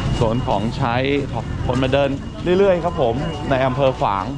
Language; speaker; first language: Thai; native; Thai